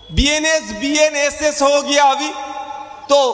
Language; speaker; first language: Hindi; non-native, local second language; Bangla